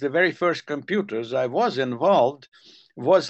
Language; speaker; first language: English; non-native, fluent; Hungarian